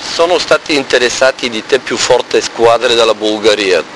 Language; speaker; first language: Italian; non-native, fluent; Bulgarian